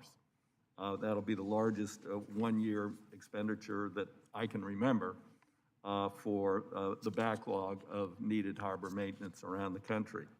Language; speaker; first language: English; native; English